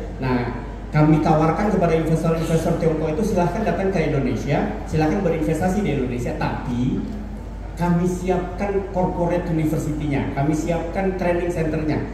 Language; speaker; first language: Indonesian; native; Indonesian